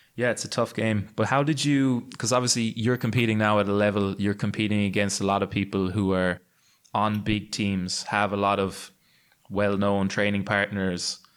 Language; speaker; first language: English; native; English